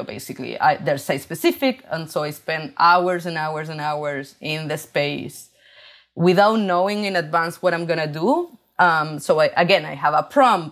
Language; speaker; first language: English; non-native, fluent; Spanish